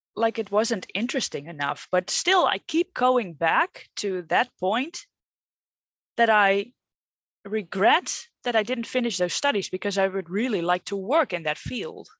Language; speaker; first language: English; non-native, fluent; Dutch